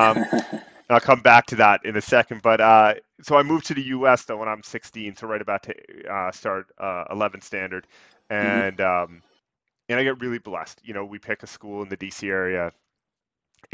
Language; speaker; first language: English; native; English